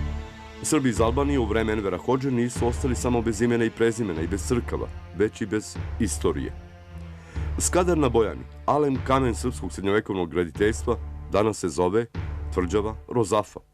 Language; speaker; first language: Bosnian; native; Bosnian